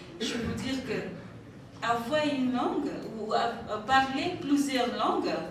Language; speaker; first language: French; non-native, fluent; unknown